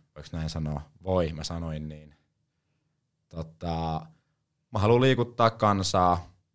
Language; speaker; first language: Finnish; native; Finnish